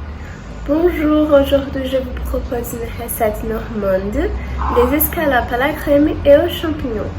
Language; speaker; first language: French; non-native, learner; Portuguese